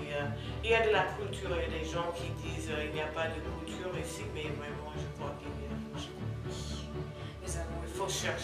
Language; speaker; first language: French; non-native, fluent; English